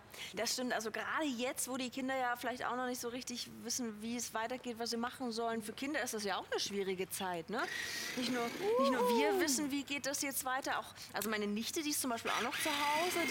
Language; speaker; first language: German; native; German